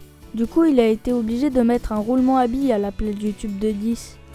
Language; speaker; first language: French; native; French